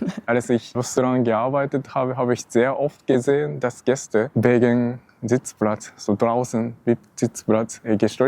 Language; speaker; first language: German; non-native, learner; Japanese